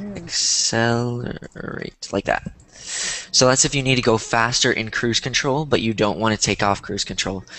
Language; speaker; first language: English; native; English